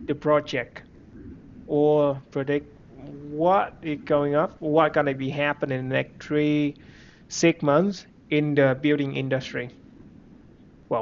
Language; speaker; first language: English; non-native, fluent; Vietnamese